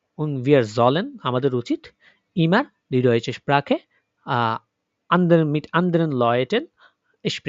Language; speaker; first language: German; non-native, fluent; Bangla